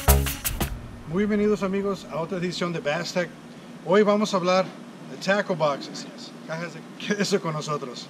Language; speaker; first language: Spanish; early bilingual, heritage; Spanish